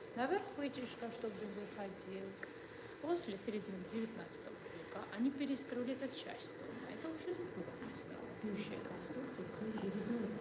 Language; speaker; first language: Russian; non-native, fluent; Georgian